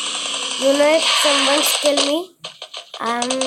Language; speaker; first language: English; non-native, learner; Hindi